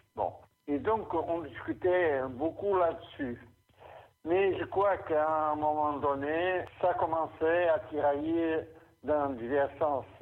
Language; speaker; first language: French; non-native, fluent; Portuguese